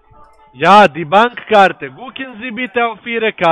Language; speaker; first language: German; non-native, learner; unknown